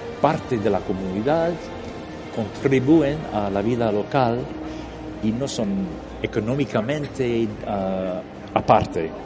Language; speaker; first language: Spanish; non-native, fluent; English